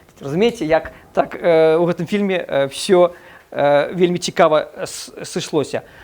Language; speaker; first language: Belarusian; non-native, local second language; Russian